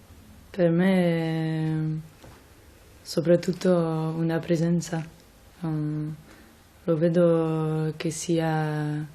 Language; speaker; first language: Italian; non-native, fluent; French